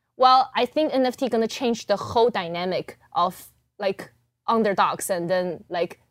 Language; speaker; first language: English; early bilingual, other home language; Chinese